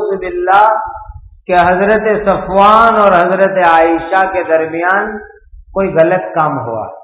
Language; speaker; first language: Urdu; native; Urdu